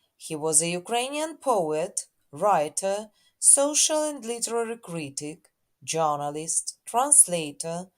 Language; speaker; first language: English; non-native, fluent; Ukrainian